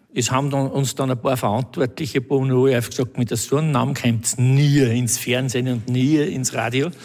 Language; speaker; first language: German; native; German